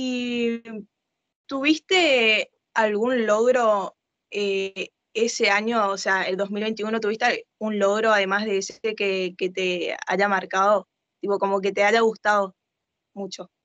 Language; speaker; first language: Spanish; native; Spanish